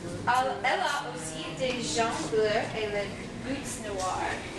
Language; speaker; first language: French; non-native, learner; English